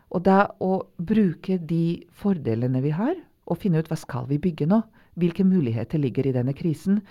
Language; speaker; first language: Norwegian; non-native, fluent; Serbian